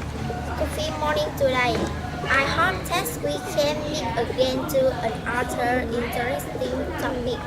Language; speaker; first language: English; non-native, learner; Vietnamese